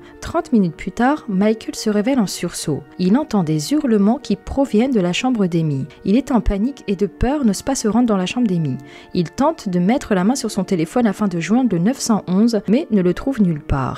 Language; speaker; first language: French; native; French